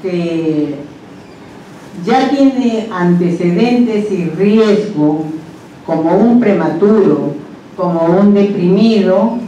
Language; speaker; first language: Spanish; native; Spanish